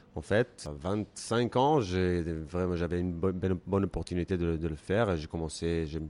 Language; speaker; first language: French; non-native, fluent; Hebrew